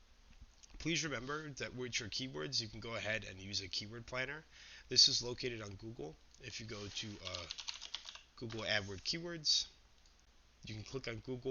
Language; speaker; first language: English; native; English